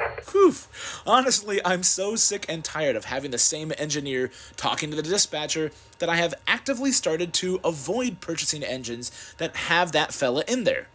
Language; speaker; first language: English; native; English